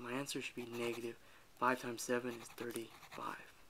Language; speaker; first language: English; native; English